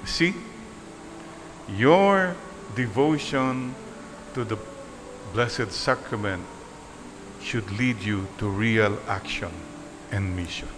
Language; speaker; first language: English; non-native, local second language; Filipino